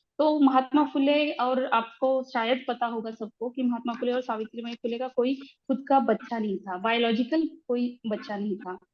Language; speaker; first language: Hindi; non-native, local second language; Marathi